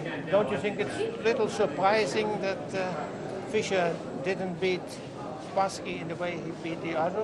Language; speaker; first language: English; non-native, fluent; Dutch